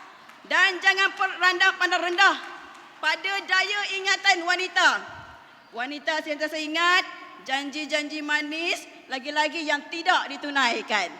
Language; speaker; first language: Malay; native; Malay